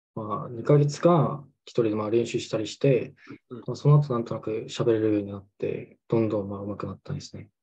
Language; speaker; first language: Japanese; non-native, fluent; Korean